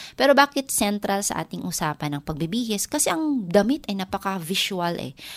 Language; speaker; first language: Filipino; non-native, local second language; Waray